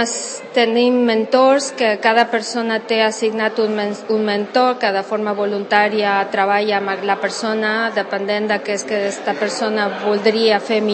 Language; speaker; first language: Catalan; non-native, local second language; Spanish